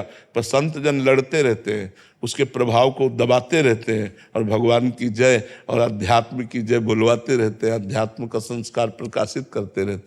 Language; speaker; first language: Hindi; native; Hindi